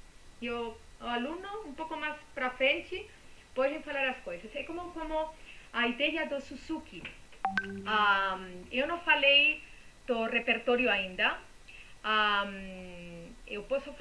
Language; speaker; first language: Portuguese; non-native, fluent; Spanish